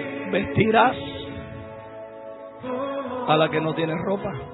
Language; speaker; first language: Spanish; native; Spanish